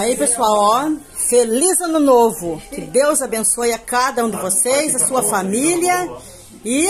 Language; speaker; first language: Portuguese; native; Portuguese